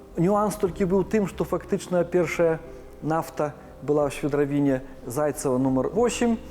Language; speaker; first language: Belarusian; non-native, local second language; Russian